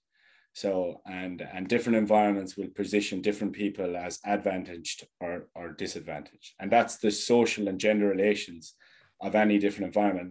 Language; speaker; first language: English; native; English